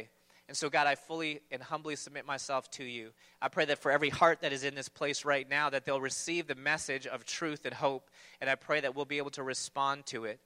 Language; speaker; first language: English; native; English